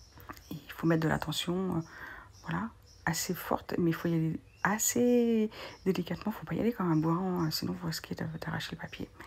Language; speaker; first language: French; native; French